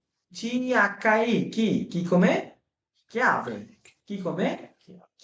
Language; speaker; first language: Italian; non-native, fluent; Bangla